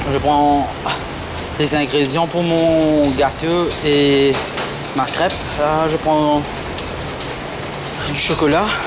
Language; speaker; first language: French; non-native, local second language; Morisyen